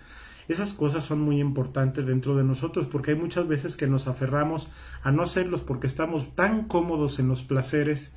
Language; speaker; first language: Spanish; native; Spanish